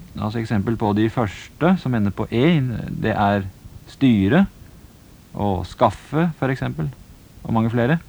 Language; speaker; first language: Norwegian; native; Norwegian